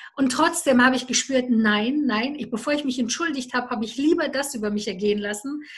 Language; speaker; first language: German; native; German